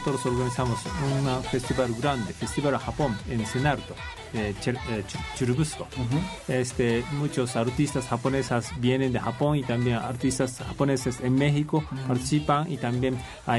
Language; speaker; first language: Spanish; non-native, fluent; Japanese